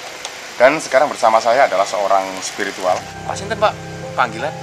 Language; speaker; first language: Indonesian; native; Indonesian